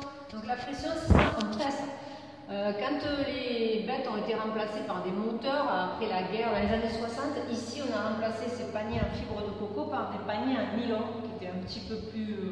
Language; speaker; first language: French; native; French